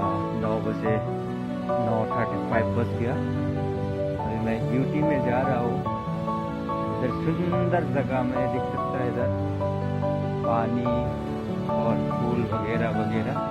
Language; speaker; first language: Hindi; non-native, local second language; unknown